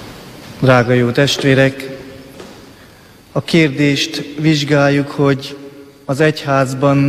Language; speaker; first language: Hungarian; native; Hungarian